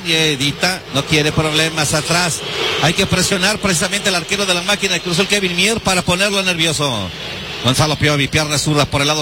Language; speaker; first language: Spanish; native; Spanish